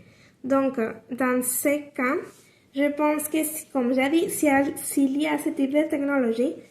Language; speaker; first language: French; non-native, learner; Spanish